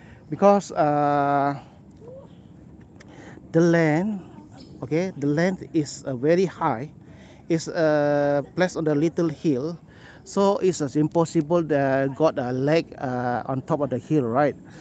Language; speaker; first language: English; non-native, local second language; Malay